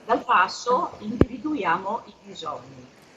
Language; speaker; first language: Italian; native; Italian